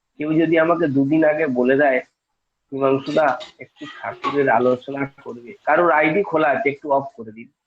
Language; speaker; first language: Bangla; native; Bangla